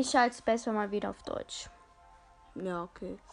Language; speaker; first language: German; native; German